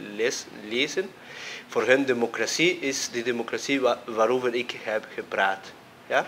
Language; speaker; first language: Dutch; non-native, fluent; Spanish